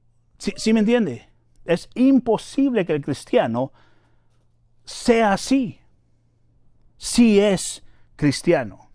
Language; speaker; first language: Spanish; native; Spanish